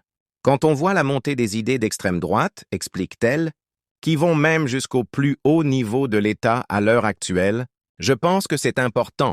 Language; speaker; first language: French; native; French